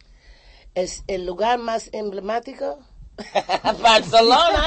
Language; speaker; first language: Spanish; non-native, fluent; English